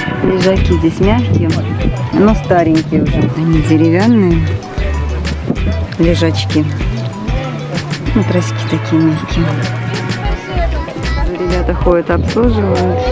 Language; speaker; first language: Russian; native; Russian